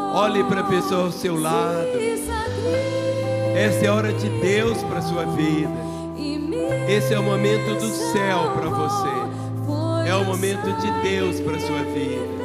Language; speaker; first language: Portuguese; native; Portuguese